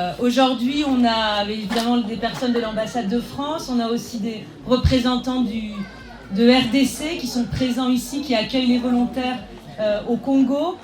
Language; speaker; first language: French; native; French